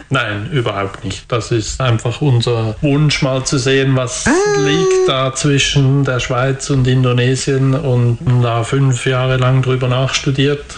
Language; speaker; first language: German; native; German